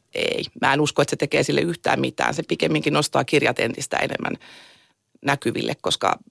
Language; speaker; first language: Finnish; native; Finnish